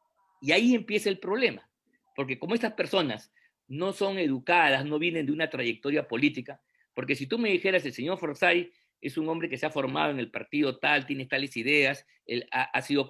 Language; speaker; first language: Spanish; native; Spanish